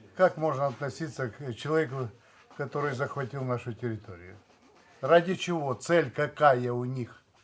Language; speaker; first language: Russian; native; Russian